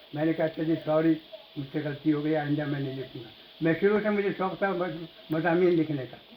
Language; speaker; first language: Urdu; native; Urdu